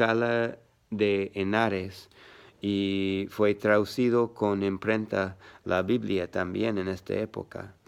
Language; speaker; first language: Spanish; non-native, learner; English